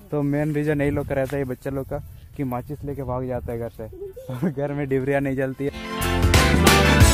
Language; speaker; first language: Hindi; non-native, local second language; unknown